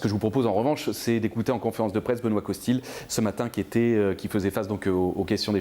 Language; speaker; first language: French; native; French